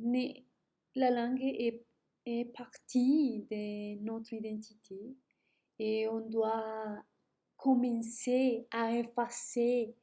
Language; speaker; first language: French; non-native, learner; Spanish